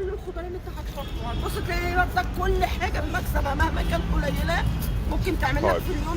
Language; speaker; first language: Arabic; native; Arabic